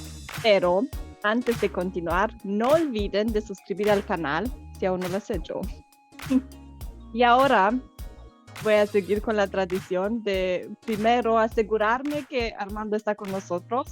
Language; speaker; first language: Spanish; non-native, fluent; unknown